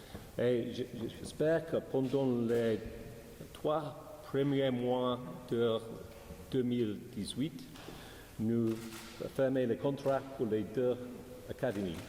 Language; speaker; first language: French; non-native, learner; English